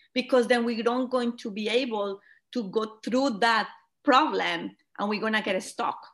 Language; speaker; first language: English; non-native, fluent; Spanish